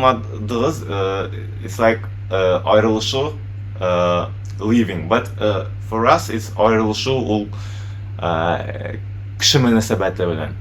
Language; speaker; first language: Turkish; non-native, learner; Tatar